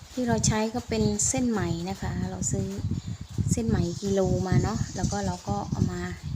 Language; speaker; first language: Thai; native; Thai